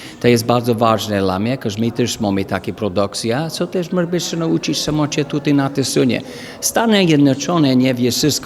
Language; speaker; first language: Polish; non-native, learner; English